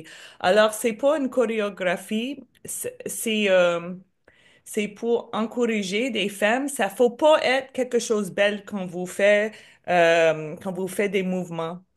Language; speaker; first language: French; non-native, learner; English